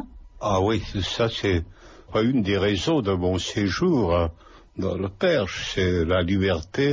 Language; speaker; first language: French; non-native, fluent; Lithuanian